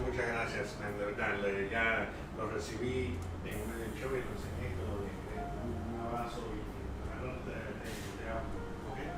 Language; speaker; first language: Spanish; early bilingual, heritage; Spanish